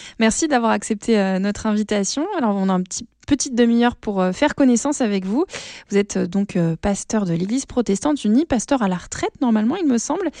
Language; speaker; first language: French; native; French